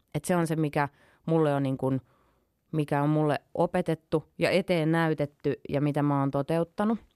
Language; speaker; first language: Finnish; native; Finnish